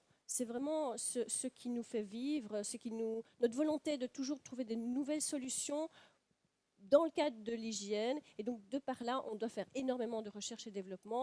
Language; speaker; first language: French; native; French